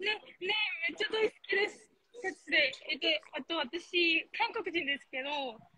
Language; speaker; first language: Japanese; non-native, learner; Korean